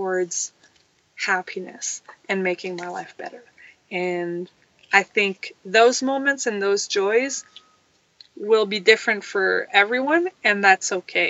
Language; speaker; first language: English; non-native, fluent; French